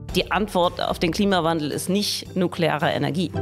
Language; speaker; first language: German; native; German